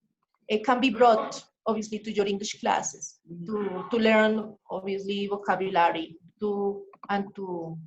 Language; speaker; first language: English; non-native, fluent; Spanish